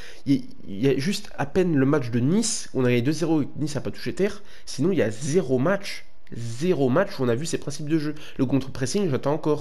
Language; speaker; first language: French; native; French